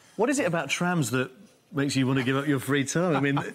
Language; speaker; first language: English; native; English